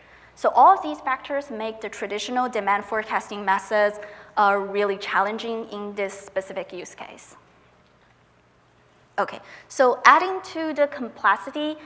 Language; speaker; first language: English; non-native, fluent; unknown